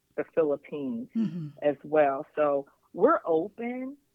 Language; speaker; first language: English; native; English